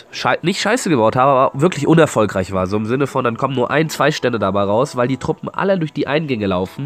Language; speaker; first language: German; native; German